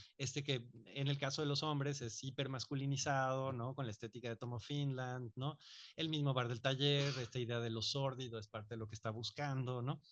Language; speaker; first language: Spanish; native; Spanish